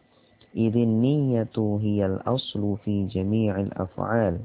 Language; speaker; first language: Arabic; non-native, fluent; Indonesian